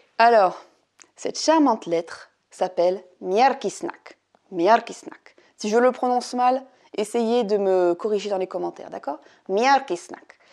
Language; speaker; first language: French; native; French